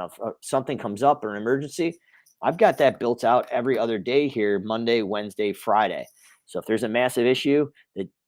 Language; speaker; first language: English; native; English